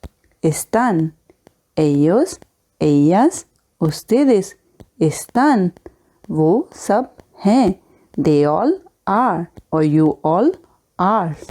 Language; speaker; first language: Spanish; non-native, fluent; Hindi